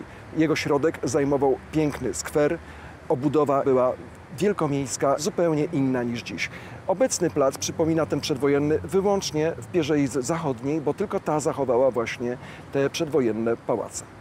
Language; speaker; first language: Polish; native; Polish